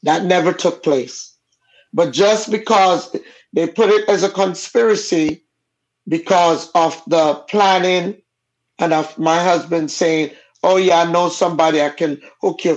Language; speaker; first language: English; non-native, local second language; Jamaican Creole English